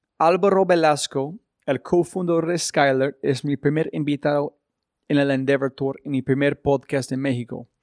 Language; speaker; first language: Spanish; non-native, learner; English